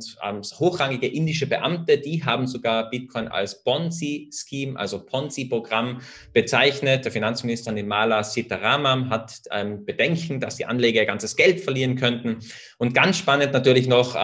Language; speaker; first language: German; native; German